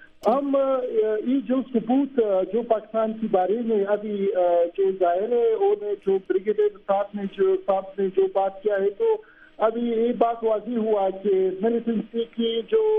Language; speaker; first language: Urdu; non-native, fluent; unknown